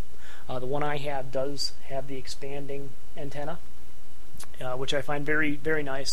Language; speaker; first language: English; native; English